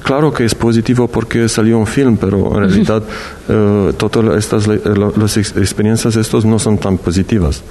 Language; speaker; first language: Spanish; non-native, learner; Romanian